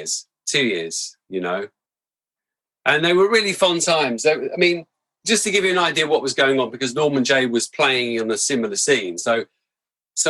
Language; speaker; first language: English; native; English